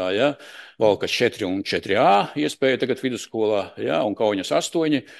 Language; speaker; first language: Latvian; non-native, local second language; Russian